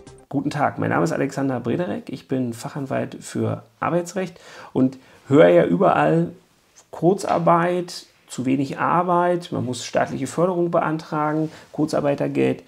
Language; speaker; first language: German; native; German